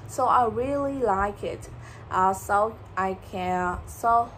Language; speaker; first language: English; non-native, learner; Vietnamese